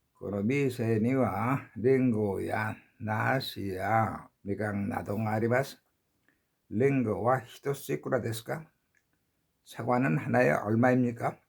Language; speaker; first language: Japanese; non-native, learner; Korean